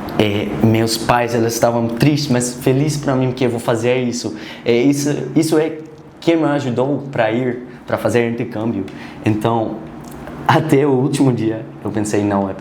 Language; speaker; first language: Portuguese; non-native, learner; Dutch